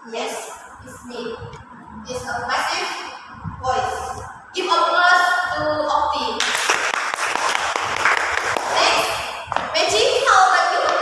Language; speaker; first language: English; non-native, local second language; Indonesian